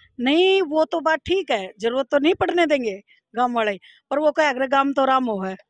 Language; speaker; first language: Hindi; native; Hindi